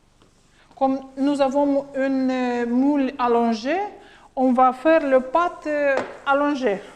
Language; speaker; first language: French; non-native, learner; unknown